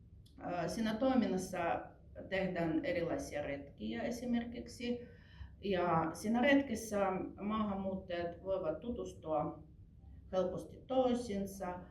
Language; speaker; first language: Finnish; non-native, fluent; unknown